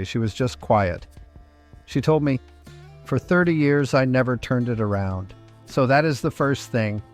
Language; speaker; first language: English; non-native, fluent; Italian